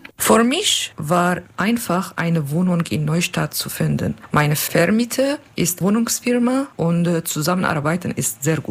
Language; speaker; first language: German; non-native, learner; Kurdish